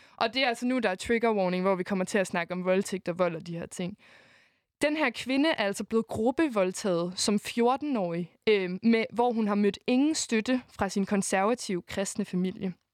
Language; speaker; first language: Danish; native; Danish